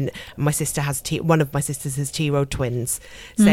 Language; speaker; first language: English; native; English